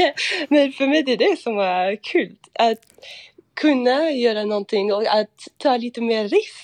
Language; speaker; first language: Swedish; non-native, fluent; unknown